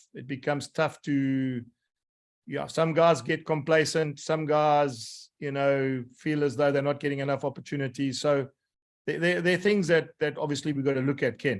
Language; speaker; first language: English; native; English